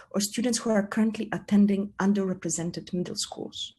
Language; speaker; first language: English; non-native, fluent; Polish